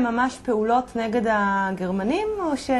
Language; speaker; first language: Hebrew; native; Hebrew